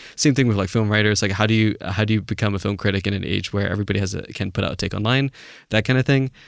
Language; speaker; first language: English; non-native, local second language; Chinese